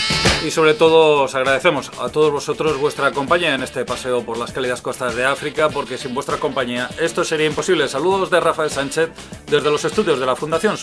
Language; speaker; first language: Spanish; native; Spanish